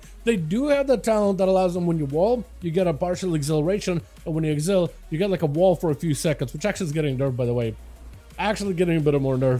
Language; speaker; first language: English; native; English